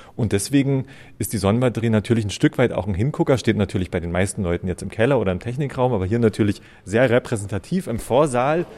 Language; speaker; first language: German; native; German